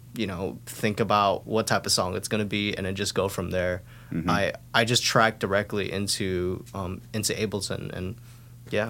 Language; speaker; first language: English; non-native, fluent; Thai